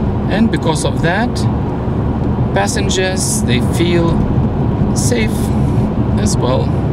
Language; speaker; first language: English; non-native, fluent; Lithuanian